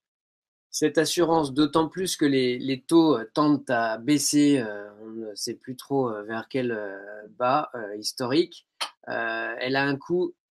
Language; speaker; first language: French; native; French